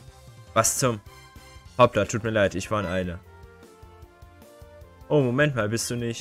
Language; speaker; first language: German; native; German